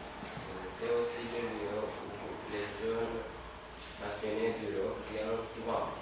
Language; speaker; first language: French; non-native, learner; Romanian